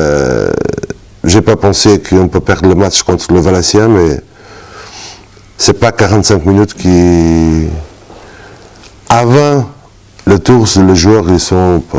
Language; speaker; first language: French; non-native, fluent; Portuguese